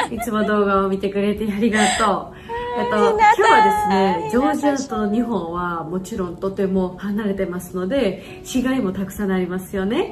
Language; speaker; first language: Japanese; non-native, fluent; Georgian